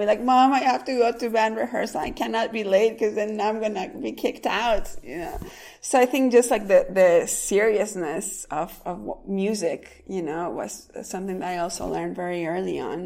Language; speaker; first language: English; non-native, fluent; Spanish